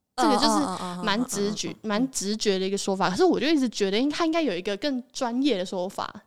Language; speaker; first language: Chinese; non-native, local second language; Min Nan Chinese